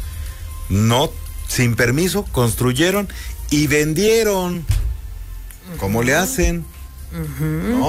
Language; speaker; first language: Spanish; native; Spanish